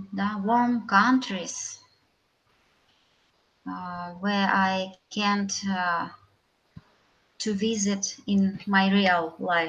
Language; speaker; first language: English; non-native, learner; Russian